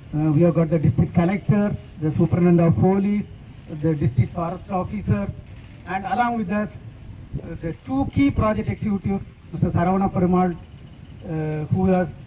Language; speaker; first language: English; non-native, local second language; Tamil